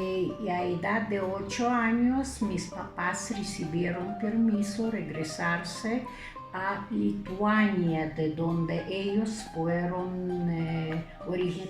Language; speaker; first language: Spanish; non-native, fluent; Lithuanian